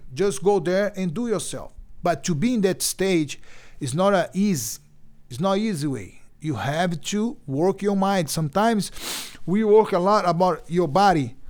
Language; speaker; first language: English; non-native, learner; Portuguese